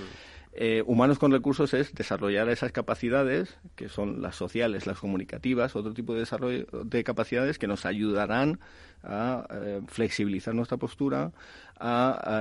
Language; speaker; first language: Spanish; native; Spanish